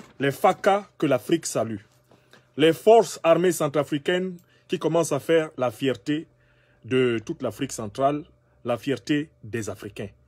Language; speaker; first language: French; non-native, local second language; Basaa